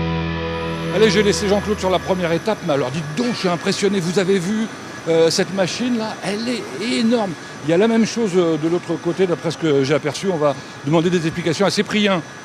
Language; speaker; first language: French; native; French